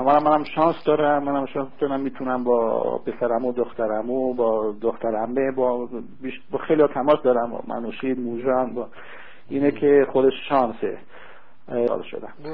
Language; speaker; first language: Persian; early bilingual, heritage; Persian